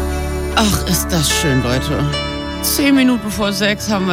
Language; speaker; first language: German; native; German